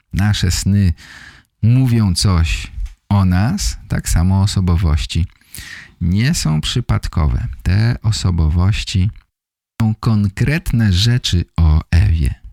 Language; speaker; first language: Polish; native; Polish